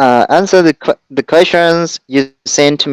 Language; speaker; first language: English; non-native, learner; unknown